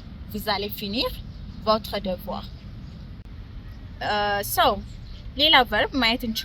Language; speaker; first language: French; non-native, fluent; Amharic